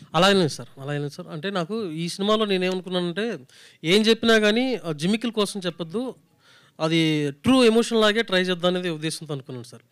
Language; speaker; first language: Telugu; native; Telugu